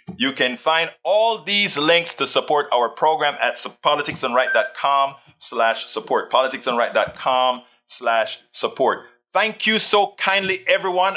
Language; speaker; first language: English; non-native, fluent; Spanish